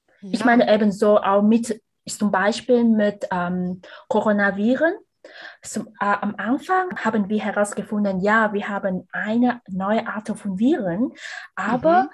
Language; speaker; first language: German; non-native, learner; Vietnamese